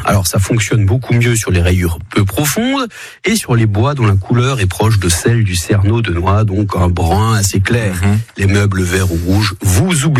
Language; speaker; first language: French; native; French